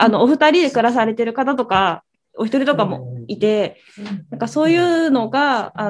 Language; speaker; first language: Japanese; native; Japanese